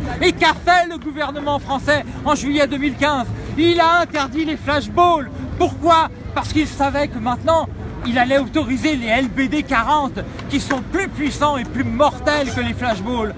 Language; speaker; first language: French; native; French